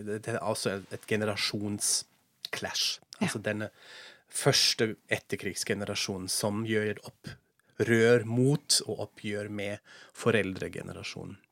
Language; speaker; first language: Norwegian; non-native, fluent; German